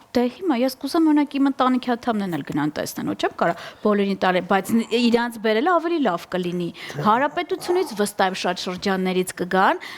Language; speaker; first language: Armenian; native; Armenian